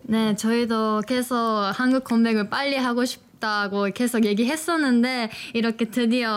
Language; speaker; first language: Korean; non-native, fluent; Japanese